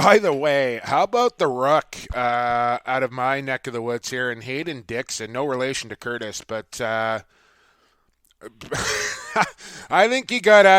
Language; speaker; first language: English; native; English